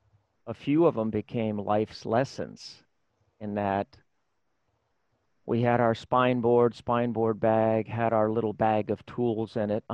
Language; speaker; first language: English; native; English